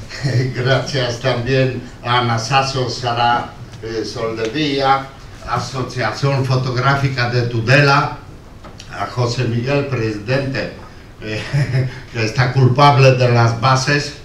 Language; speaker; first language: Spanish; non-native, learner; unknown